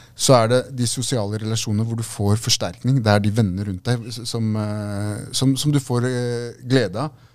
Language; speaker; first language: Norwegian; early bilingual, other home language; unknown